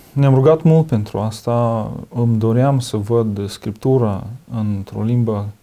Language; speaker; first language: Romanian; non-native, fluent; Russian